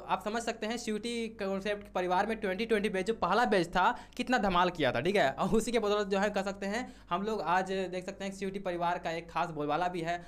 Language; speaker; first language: Hindi; native; Hindi